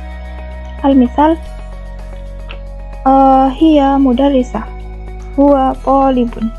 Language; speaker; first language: Arabic; non-native, learner; Indonesian